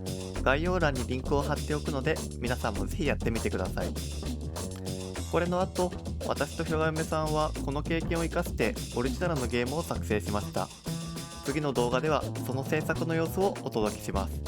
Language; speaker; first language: Japanese; native; Japanese